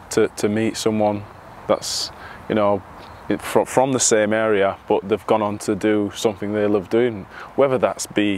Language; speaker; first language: English; native; English